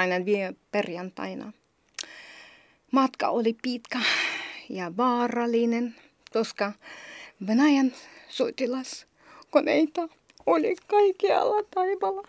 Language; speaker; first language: Finnish; non-native, learner; Ukrainian